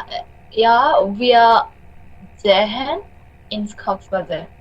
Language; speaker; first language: German; non-native, learner; Bangla